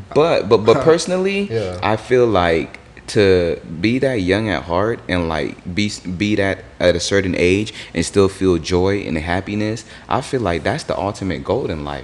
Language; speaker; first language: English; native; English